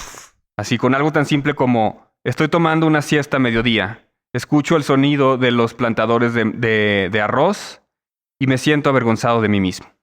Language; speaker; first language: Spanish; native; Spanish